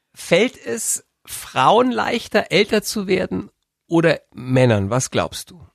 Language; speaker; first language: German; native; German